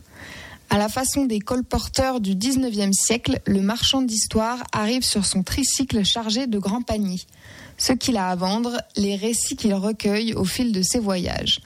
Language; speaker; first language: French; native; French